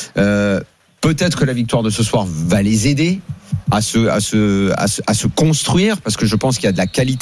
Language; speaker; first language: French; native; French